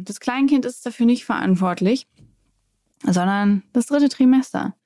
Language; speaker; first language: German; native; German